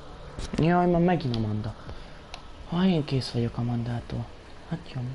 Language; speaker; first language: Hungarian; native; Hungarian